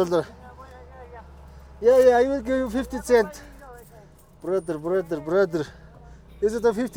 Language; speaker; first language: English; non-native, learner; Mongolian